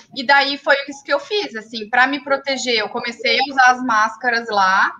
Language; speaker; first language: Portuguese; native; Portuguese